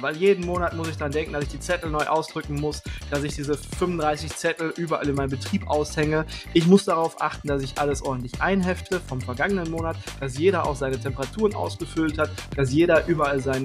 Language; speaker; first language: German; native; German